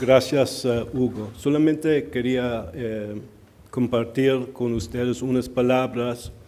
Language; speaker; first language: Spanish; early bilingual, heritage; Spanish